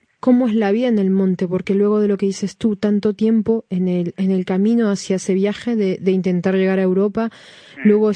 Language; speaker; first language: Spanish; native; Spanish